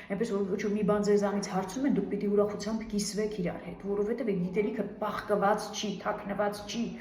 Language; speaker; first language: Armenian; native; Armenian